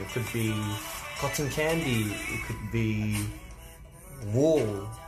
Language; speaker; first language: English; early bilingual, other home language; Korean